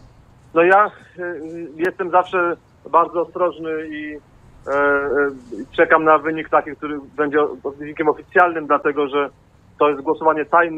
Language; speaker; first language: Polish; native; Polish